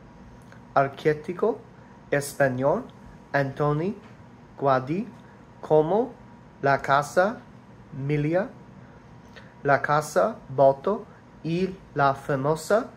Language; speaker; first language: Spanish; non-native, learner; English